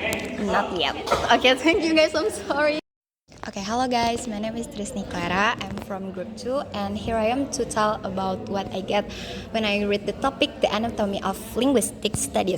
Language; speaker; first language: English; non-native, learner; Indonesian